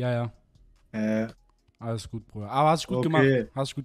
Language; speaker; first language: German; native; German